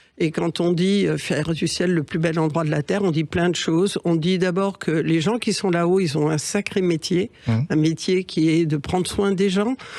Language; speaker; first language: French; early bilingual, other home language; Catalan